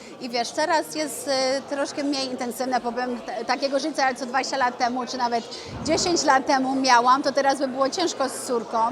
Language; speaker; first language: Polish; early bilingual, heritage; Polish